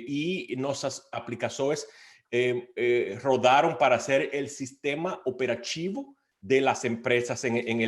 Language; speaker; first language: Spanish; non-native, learner; Portuguese